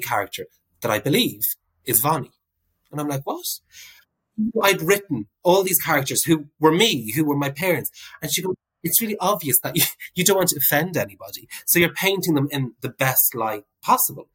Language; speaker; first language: English; native; English